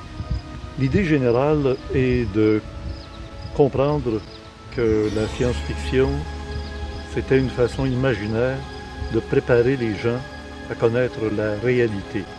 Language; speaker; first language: French; native; French